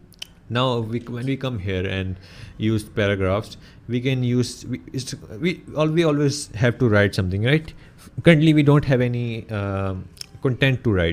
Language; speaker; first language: English; non-native, local second language; Urdu